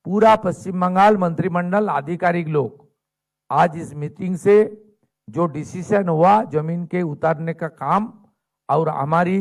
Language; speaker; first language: Hindi; non-native, local second language; Bangla